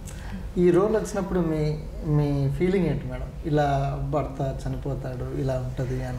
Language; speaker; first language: Telugu; native; Telugu